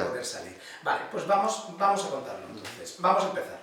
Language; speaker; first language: Spanish; native; Spanish